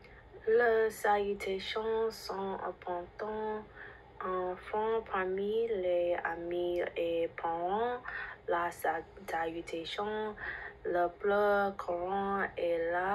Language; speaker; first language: French; non-native, learner; English